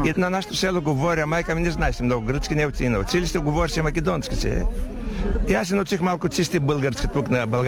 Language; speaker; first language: Bulgarian; non-native, learner; Macedonian